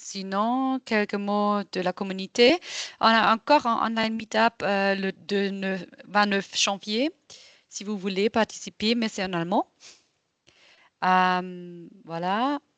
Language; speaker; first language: French; non-native, local second language; German